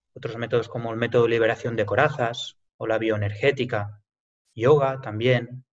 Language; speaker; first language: Spanish; native; Spanish